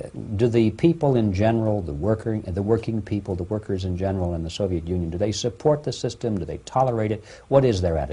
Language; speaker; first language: English; native; English